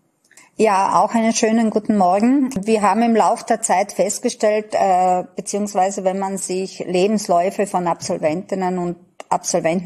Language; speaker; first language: German; native; German